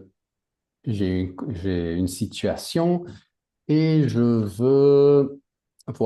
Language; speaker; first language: French; native; French